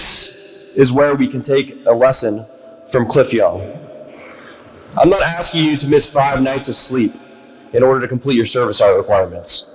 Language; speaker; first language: English; native; English